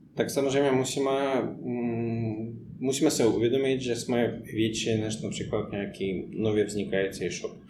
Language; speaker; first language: Czech; non-native, fluent; Russian